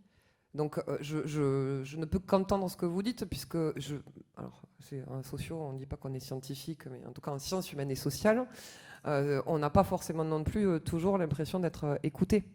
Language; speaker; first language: French; native; French